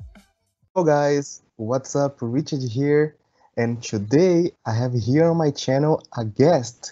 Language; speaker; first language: English; non-native, learner; Portuguese